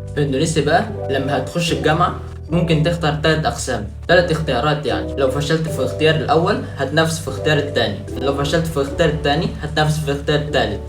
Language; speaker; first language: Arabic; non-native, fluent; Indonesian